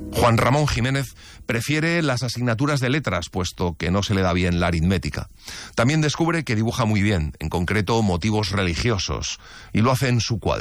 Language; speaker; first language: Spanish; native; Spanish